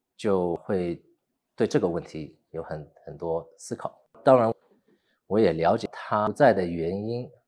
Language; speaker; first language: Chinese; early bilingual, heritage; Chinese